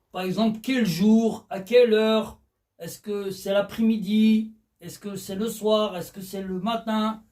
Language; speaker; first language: French; non-native, local second language; Arabic